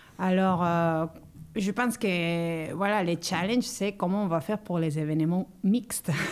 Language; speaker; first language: French; non-native, fluent; Spanish